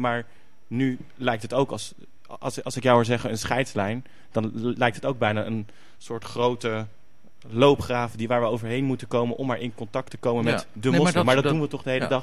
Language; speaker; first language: Dutch; native; Dutch